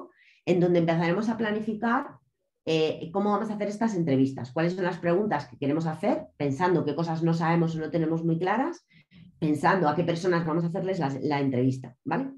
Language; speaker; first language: Spanish; native; Spanish